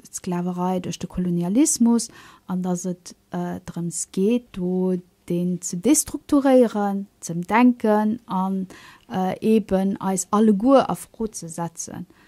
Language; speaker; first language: Luxembourgish; early bilingual, other home language; Kabuverdianu